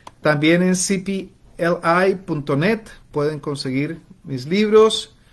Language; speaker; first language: Spanish; native; Spanish